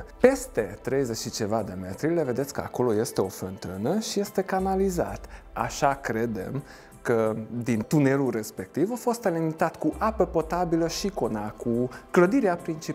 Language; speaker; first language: Romanian; non-native, local second language; Hungarian